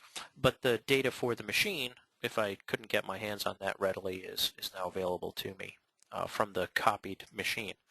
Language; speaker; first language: English; native; English